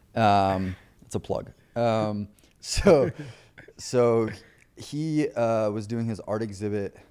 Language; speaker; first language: English; native; English